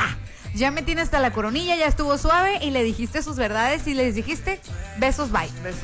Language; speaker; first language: Spanish; native; Spanish